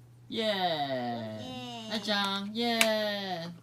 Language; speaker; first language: Chinese; native; Chinese